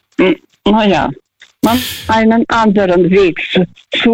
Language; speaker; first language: German; non-native, fluent; Russian